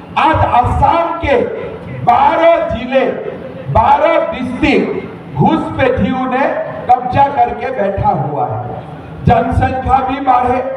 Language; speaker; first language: Hindi; non-native, local second language; Assamese